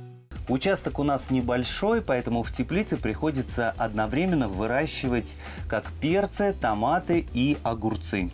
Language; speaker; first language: Russian; native; Russian